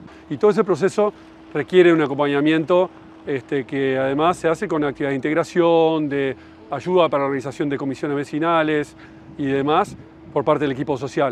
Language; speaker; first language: Spanish; native; Spanish